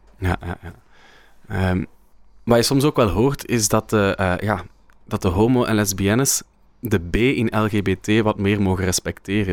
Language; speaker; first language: Dutch; native; Dutch